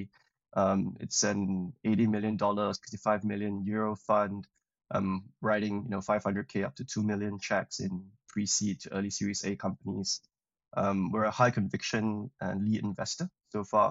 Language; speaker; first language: English; non-native, local second language; Chinese